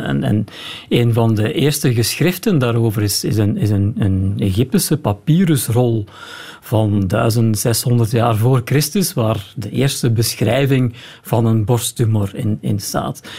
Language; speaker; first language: Dutch; native; Dutch